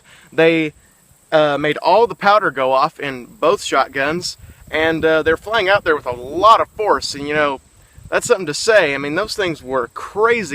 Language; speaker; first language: English; native; English